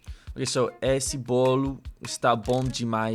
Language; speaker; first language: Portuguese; non-native, learner; English